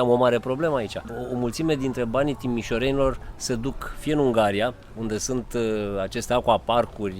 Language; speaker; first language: Romanian; native; Romanian